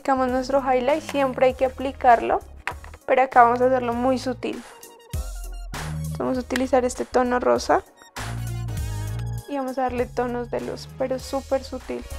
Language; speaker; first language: Spanish; native; Spanish